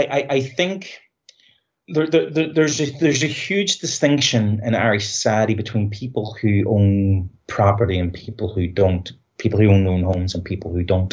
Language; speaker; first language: English; native; English